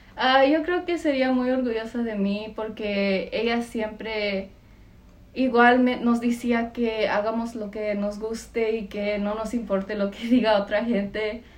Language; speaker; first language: Spanish; early bilingual, heritage; Spanish